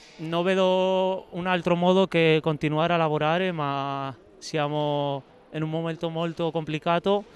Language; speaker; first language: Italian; non-native, learner; Spanish